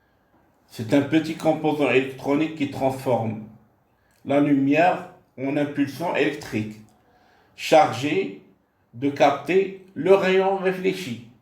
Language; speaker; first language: French; non-native, local second language; Arabic